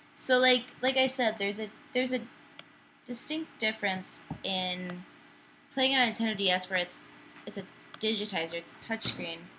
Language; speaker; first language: English; native; English